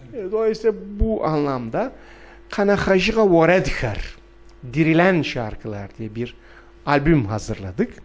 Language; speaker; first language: Turkish; non-native, local second language; Adyghe